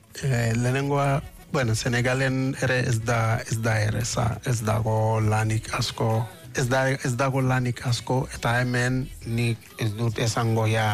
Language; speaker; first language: Basque; non-native, fluent; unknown